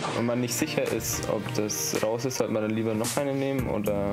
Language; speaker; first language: German; native; German